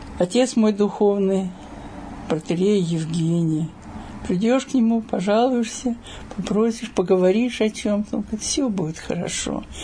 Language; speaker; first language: Russian; native; Russian